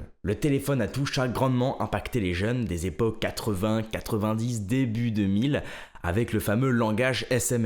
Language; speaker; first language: French; native; French